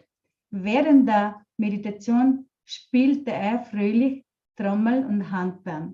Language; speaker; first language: German; non-native, fluent; Telugu